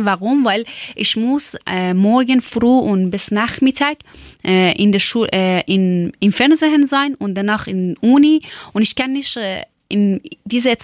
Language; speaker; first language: German; non-native, learner; Persian